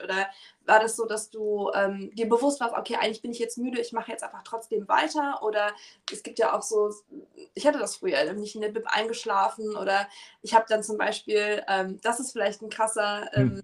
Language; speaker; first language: German; native; German